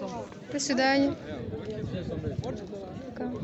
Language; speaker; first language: Russian; non-native, local second language; Kyrgyz